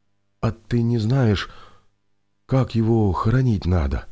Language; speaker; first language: Russian; native; Russian